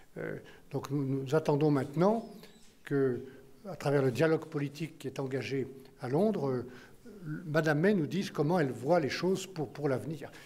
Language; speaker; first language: French; native; French